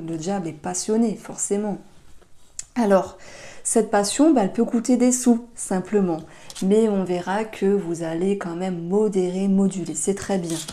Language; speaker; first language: French; native; French